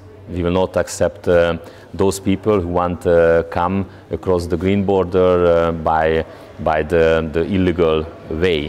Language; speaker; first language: English; non-native, learner; Hungarian